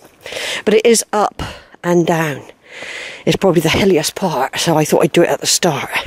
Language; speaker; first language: English; native; English